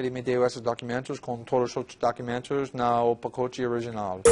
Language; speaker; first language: Portuguese; non-native, fluent; English